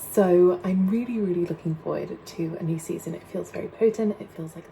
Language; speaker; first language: English; native; English